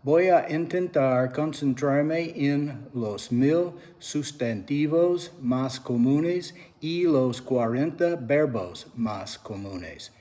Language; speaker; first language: Spanish; non-native, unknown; English